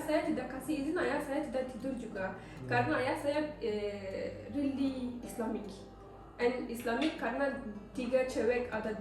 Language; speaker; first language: Indonesian; non-native, learner; Turkish